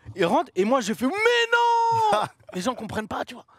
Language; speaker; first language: French; native; French